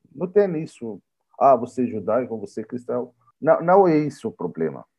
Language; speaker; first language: Portuguese; non-native, learner; Arabic